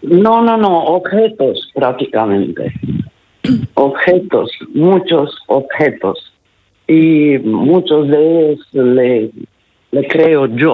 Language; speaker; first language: Spanish; non-native, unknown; Romanian